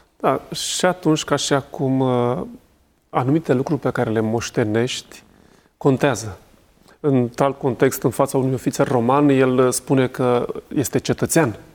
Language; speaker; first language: Romanian; native; Romanian